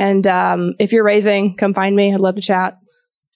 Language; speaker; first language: English; native; English